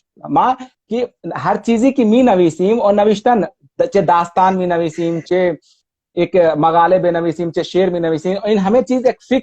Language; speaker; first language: Persian; non-native, fluent; Hindi